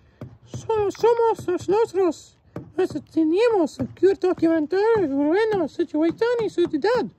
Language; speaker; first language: Spanish; non-native, learner; English